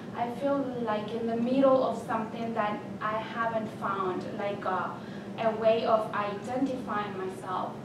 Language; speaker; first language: English; early bilingual, other home language; Spanish